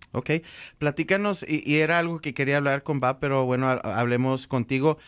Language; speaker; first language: Spanish; native; Spanish